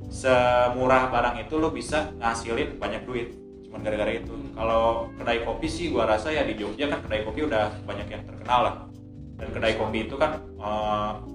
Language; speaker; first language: Indonesian; native; Indonesian